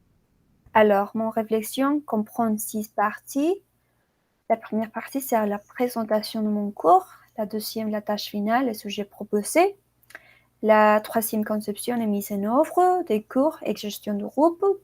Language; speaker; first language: French; non-native, learner; Spanish